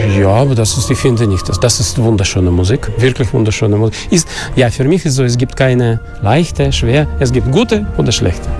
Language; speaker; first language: German; non-native, learner; Russian